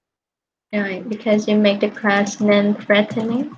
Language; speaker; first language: English; non-native, fluent; Vietnamese